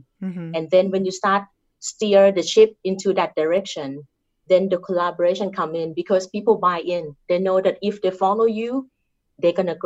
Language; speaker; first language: English; non-native, fluent; Thai